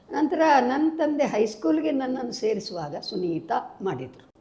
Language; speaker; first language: Kannada; non-native, local second language; Tulu